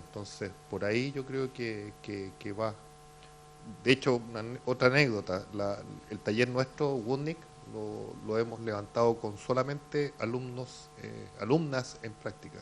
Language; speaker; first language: Spanish; native; Spanish